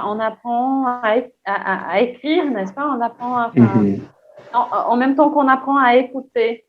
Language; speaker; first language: French; non-native, fluent; Portuguese